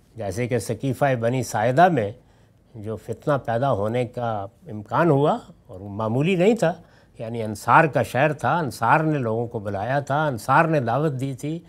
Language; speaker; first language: Urdu; non-native, local second language; Punjabi